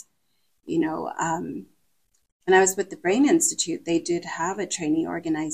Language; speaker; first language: English; native; English